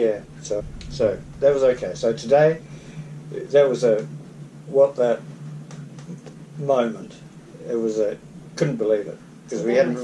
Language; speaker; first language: English; native; English